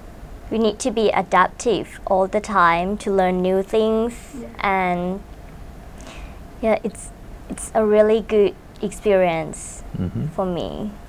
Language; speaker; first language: English; non-native, fluent; Thai